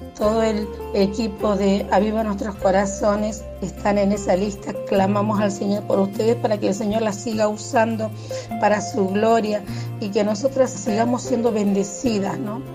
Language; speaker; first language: Spanish; early bilingual, other home language; Quechua